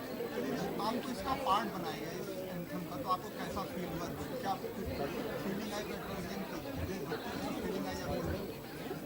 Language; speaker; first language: Hindi; native; Hindi